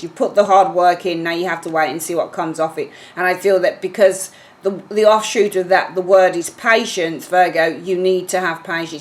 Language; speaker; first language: English; native; English